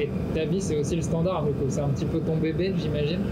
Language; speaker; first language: French; native; French